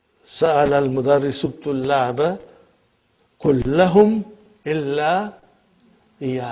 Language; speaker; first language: Arabic; non-native, fluent; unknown